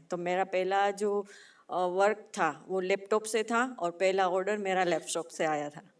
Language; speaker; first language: Hindi; non-native, local second language; Gujarati